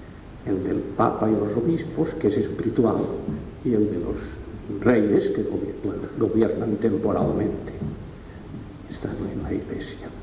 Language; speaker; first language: Spanish; non-native, local second language; Catalan